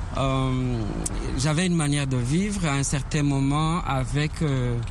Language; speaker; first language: French; non-native, local second language; Kinyarwanda